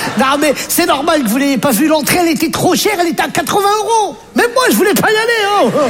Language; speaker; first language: French; native; French